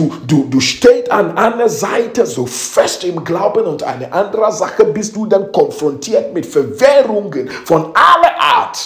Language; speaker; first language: German; non-native, fluent; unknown